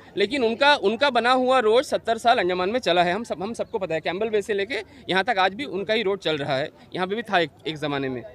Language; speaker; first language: Hindi; non-native, local second language; Bangla